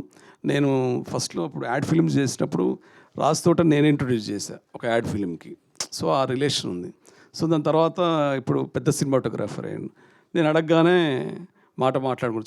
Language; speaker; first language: Telugu; native; Telugu